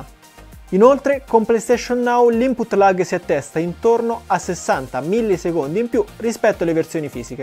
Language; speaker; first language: Italian; native; Italian